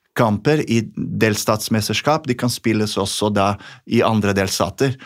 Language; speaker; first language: Norwegian; non-native, fluent; Portuguese